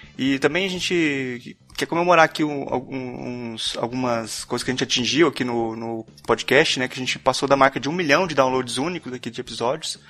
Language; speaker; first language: Portuguese; native; Portuguese